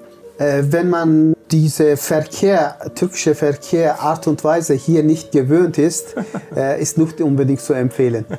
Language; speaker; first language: German; non-native, fluent; Turkish